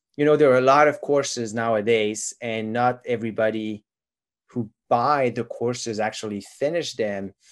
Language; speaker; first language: English; non-native, fluent; French